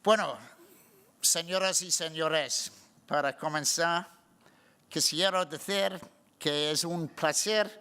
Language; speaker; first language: Spanish; non-native, learner; English